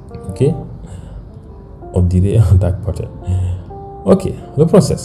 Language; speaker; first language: French; non-native, local second language; Wolof